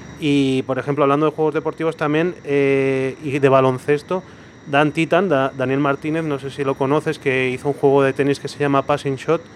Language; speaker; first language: Spanish; non-native, local second language; Catalan